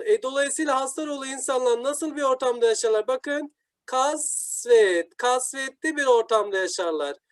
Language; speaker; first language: Turkish; native; Turkish